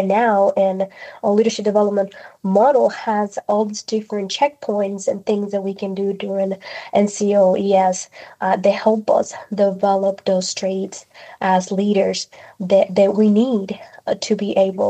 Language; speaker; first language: English; non-native, fluent; Spanish